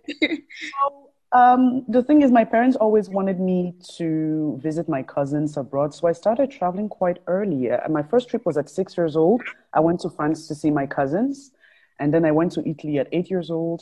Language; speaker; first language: English; non-native, local second language; French